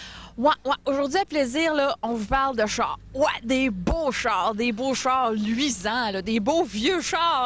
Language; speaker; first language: French; native; French